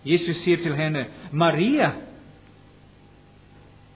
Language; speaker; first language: Norwegian; non-native, fluent; English